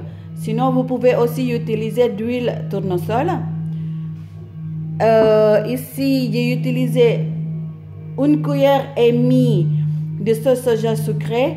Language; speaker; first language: French; non-native, fluent; Indonesian